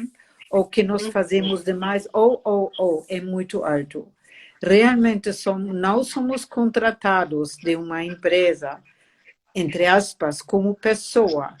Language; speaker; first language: Portuguese; non-native, fluent; German